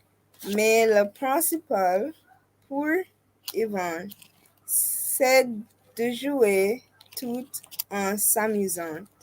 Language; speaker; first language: French; non-native, learner; English